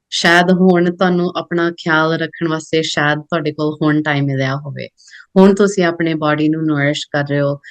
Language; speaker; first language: Punjabi; early bilingual, other home language; English